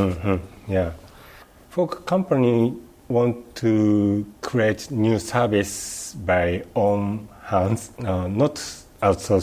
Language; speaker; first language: English; non-native, learner; Japanese